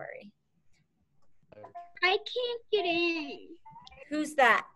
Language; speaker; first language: English; native; English